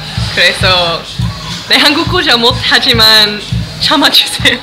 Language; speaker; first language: Korean; non-native, learner; English